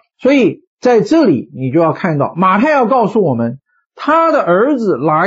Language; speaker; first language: Chinese; native; Chinese